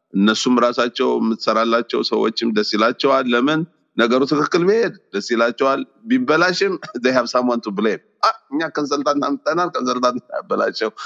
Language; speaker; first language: Amharic; native; Amharic